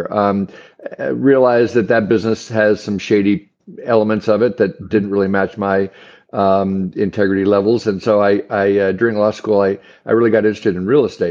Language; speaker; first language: English; native; English